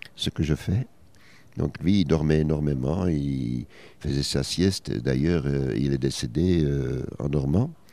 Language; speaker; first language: French; native; French